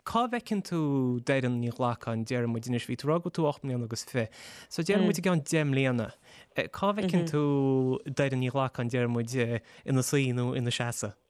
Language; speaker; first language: Irish; native; Irish